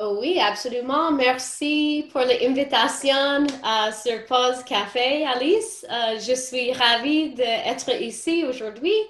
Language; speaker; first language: French; non-native, fluent; English